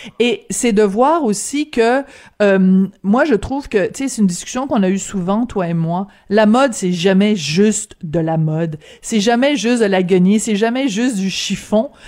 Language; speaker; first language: French; native; French